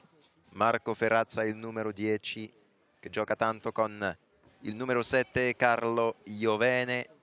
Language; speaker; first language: Italian; non-native, fluent; French